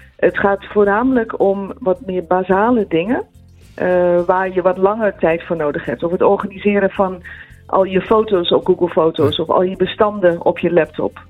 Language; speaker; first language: Dutch; native; Dutch